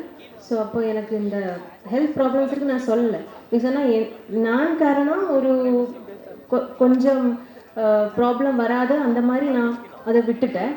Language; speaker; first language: Tamil; non-native, learner; Malayalam